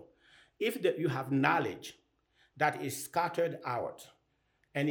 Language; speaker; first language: English; non-native, fluent; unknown